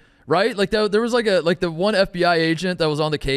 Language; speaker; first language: English; native; English